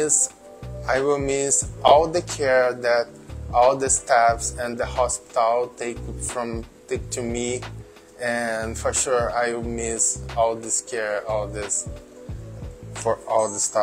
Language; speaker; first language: English; non-native, learner; Portuguese